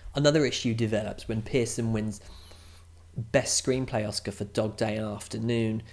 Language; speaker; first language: English; native; English